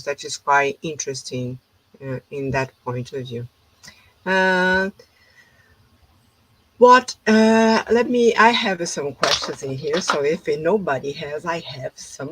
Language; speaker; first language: English; non-native, fluent; Portuguese